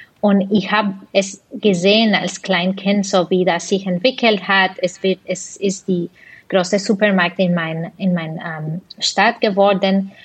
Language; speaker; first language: German; non-native, fluent; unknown